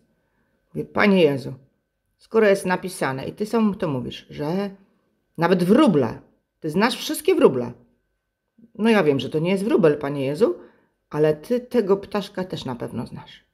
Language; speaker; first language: Polish; native; Polish